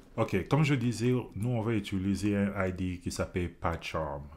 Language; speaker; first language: French; non-native, local second language; Lingala